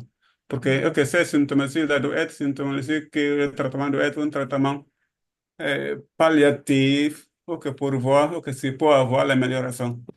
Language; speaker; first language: French; non-native, learner; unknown